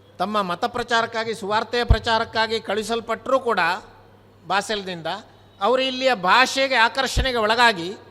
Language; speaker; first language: Kannada; native; Kannada